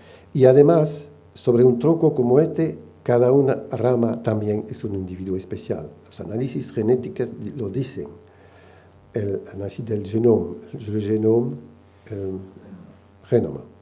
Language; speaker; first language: Spanish; non-native, fluent; French